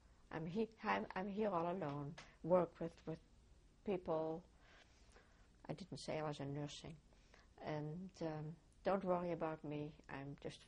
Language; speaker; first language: English; non-native, fluent; Dutch